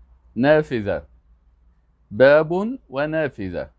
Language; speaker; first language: Arabic; non-native, fluent; Persian